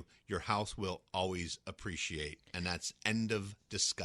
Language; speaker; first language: English; native; English